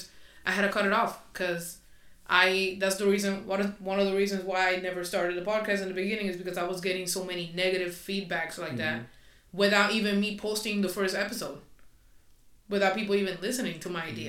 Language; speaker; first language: English; non-native, fluent; Spanish